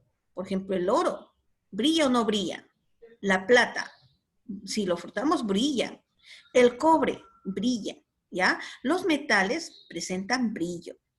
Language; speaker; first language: Spanish; native; Spanish